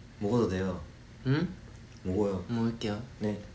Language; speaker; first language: Korean; non-native, fluent; Japanese